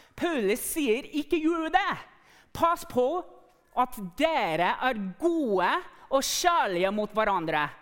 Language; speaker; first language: Norwegian; non-native, fluent; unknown